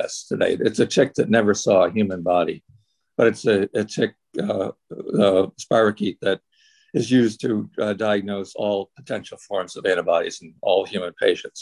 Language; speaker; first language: English; native; English